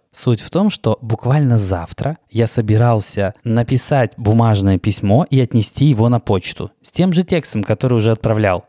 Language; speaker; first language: Russian; native; Russian